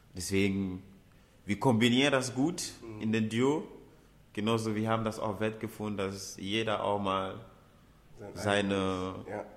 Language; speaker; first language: German; non-native, fluent; Ewe